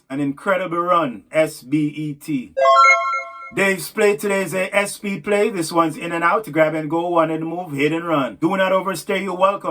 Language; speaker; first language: English; native; English